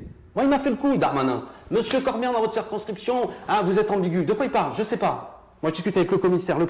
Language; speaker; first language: French; native; French